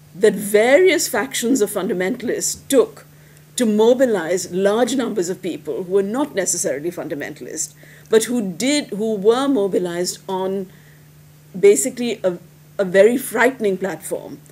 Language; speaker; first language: English; non-native, local second language; Hindi